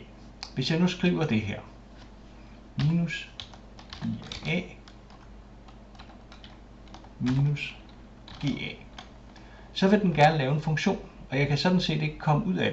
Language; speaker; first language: Danish; native; Danish